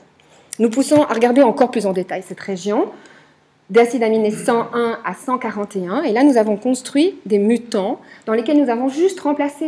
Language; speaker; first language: French; native; French